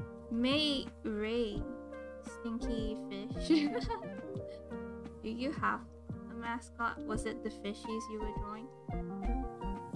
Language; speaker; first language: English; non-native, local second language; Cantonese